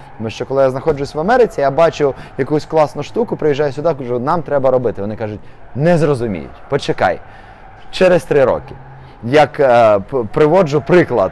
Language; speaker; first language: Ukrainian; native; Ukrainian